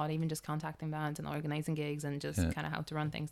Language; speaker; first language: English; non-native, fluent; Polish